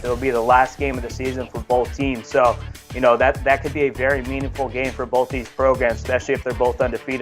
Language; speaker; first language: English; native; English